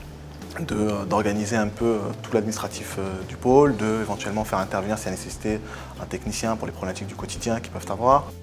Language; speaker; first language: French; native; French